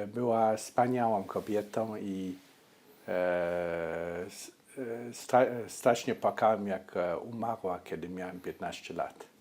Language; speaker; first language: Polish; early bilingual, heritage; Polish